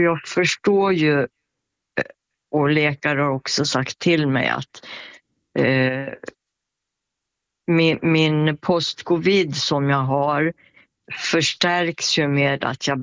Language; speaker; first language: Swedish; native; Swedish